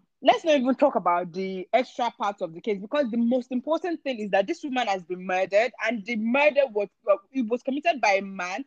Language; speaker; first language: English; non-native, local second language; Yoruba